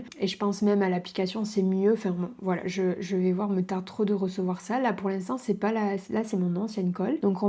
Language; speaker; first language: French; native; French